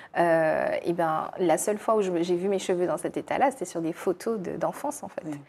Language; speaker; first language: French; native; French